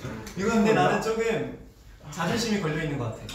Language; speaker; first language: Korean; native; Korean